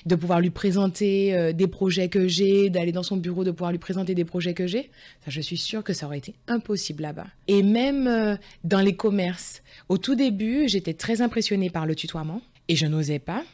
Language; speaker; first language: French; native; French